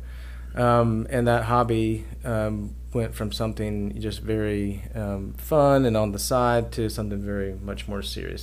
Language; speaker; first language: English; native; English